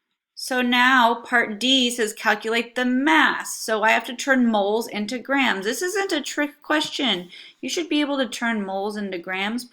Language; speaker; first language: English; native; English